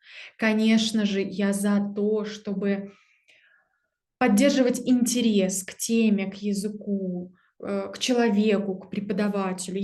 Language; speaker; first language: Russian; native; Russian